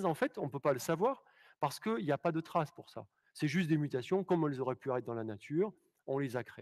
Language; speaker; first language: French; native; French